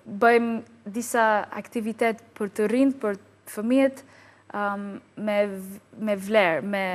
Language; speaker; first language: Albanian; non-native, learner; English